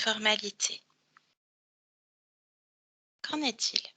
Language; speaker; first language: French; native; French